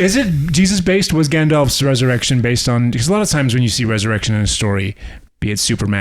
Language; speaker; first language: English; native; English